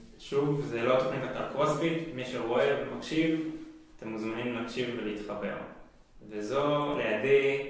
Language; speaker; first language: Hebrew; native; Hebrew